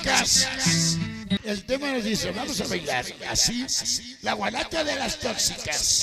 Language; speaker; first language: Spanish; native; Spanish